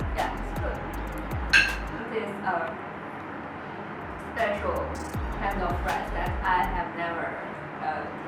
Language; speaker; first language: English; non-native, learner; Chinese